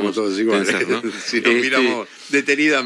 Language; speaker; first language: Spanish; native; Spanish